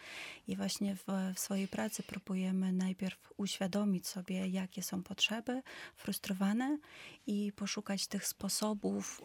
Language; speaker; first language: Polish; non-native, fluent; Ukrainian